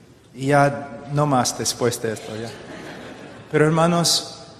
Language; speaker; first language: Spanish; non-native, fluent; English